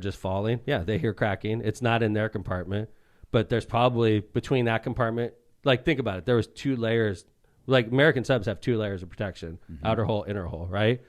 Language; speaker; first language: English; native; English